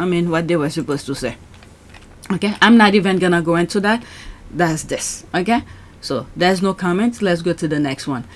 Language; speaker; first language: English; native; English